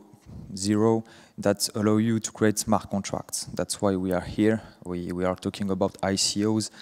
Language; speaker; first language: English; non-native, fluent; French